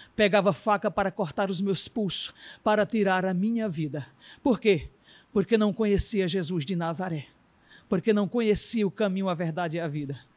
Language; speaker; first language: Portuguese; native; Portuguese